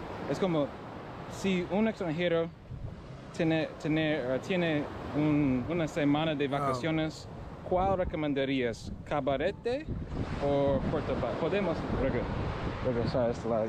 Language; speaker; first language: Spanish; non-native, learner; English